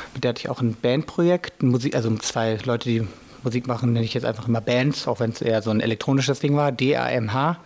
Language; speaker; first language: German; native; German